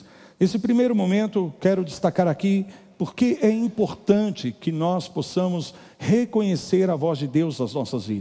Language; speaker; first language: Portuguese; native; Portuguese